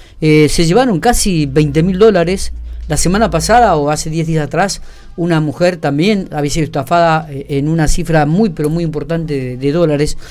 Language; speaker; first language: Spanish; native; Spanish